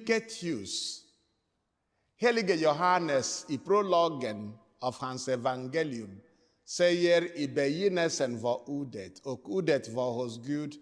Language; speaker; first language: Swedish; non-native, fluent; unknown